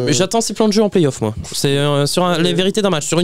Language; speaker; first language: French; native; French